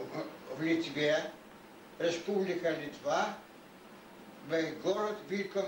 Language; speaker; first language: Hebrew; non-native, learner; Yiddish